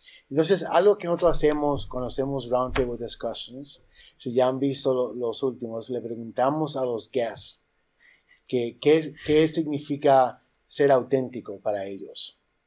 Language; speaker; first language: Spanish; native; Spanish